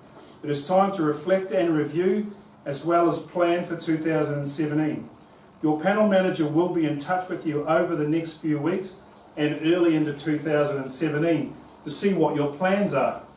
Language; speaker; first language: English; native; English